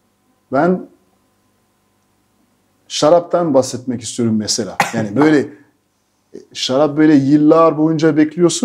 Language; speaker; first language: Turkish; non-native, fluent; French